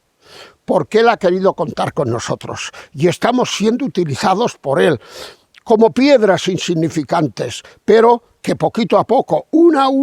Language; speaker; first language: Spanish; native; Spanish